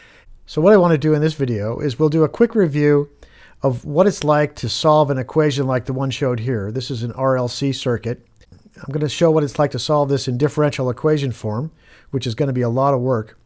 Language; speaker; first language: English; native; English